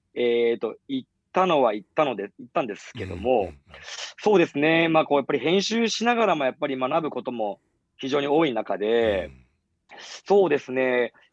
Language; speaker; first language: Japanese; native; Japanese